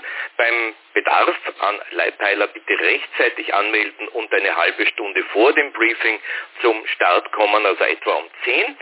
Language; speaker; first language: German; native; German